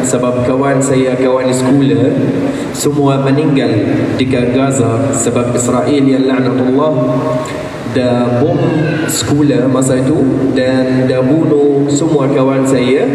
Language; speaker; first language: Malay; non-native, fluent; Arabic